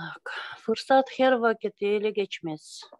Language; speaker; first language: Turkish; non-native, learner; Kyrgyz